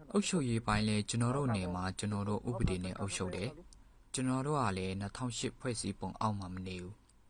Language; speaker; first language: Burmese; non-native, local second language; Shan